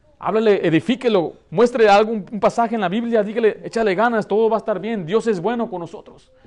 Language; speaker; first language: Spanish; early bilingual, heritage; Spanish